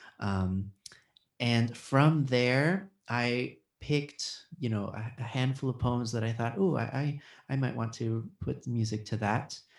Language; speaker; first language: English; early bilingual, other home language; Spanish